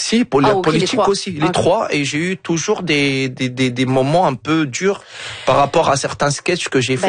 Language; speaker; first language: French; non-native, local second language; Arabic